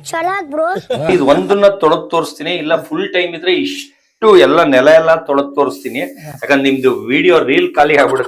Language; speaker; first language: Kannada; native; Kannada